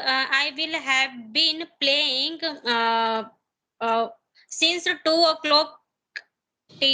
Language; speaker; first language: English; non-native, learner; Hindi